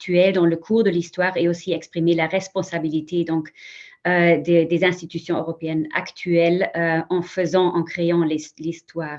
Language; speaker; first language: French; non-native, fluent; German